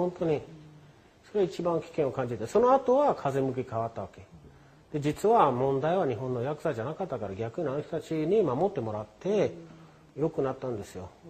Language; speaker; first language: Japanese; non-native, fluent; English